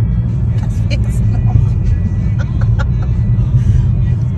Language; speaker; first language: German; native; German